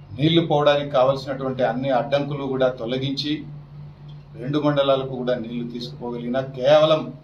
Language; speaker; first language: Telugu; native; Telugu